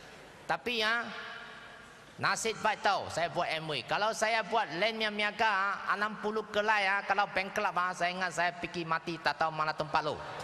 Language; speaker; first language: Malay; non-native, local second language; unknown